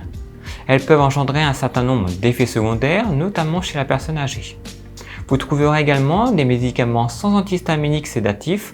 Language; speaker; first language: French; native; French